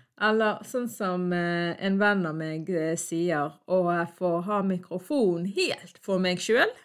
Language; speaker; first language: Norwegian; early bilingual, other home language; Arabic